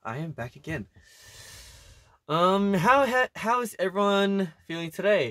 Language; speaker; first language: English; early bilingual, other home language; Korean